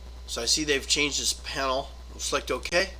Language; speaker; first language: English; native; English